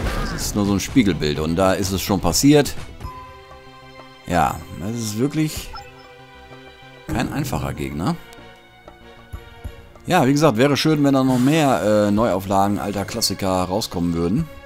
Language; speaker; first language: German; native; German